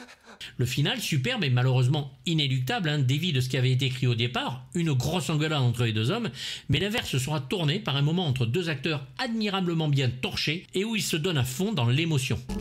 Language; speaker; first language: French; native; French